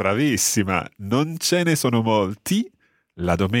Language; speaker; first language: Italian; non-native, fluent; English